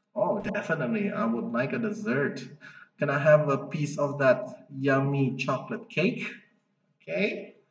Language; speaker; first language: English; non-native, fluent; Indonesian